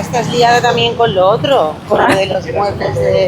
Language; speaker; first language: Spanish; native; Spanish